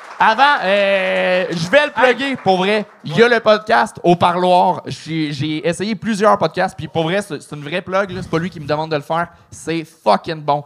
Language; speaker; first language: French; native; French